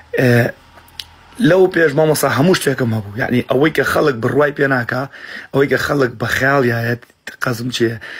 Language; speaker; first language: Central Kurdish; early bilingual, heritage; Central Kurdish